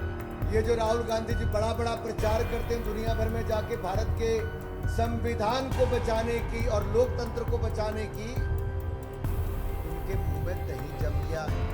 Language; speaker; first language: Hindi; native; Hindi